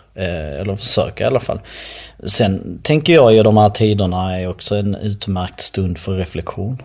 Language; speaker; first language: Swedish; early bilingual, other home language; Albanian